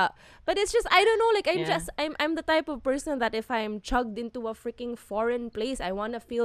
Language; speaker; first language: English; non-native, local second language; Cebuano